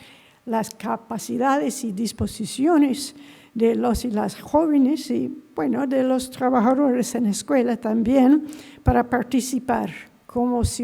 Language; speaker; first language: Spanish; non-native, fluent; English